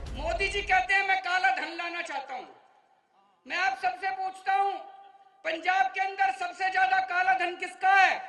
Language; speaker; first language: Hindi; native; Hindi